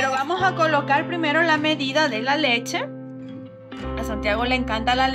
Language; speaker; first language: Spanish; native; Spanish